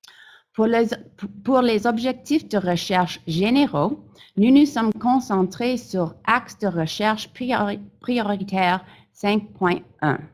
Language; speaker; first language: French; non-native, fluent; English